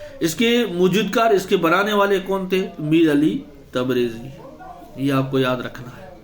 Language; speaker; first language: Urdu; native; Urdu